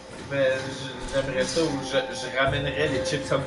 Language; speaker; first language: French; native; French